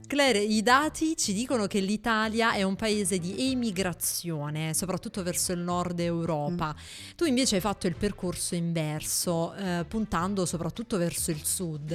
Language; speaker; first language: Italian; native; Italian